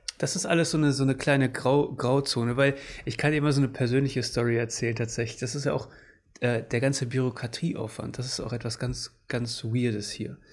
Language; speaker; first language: German; early bilingual, other home language; Portuguese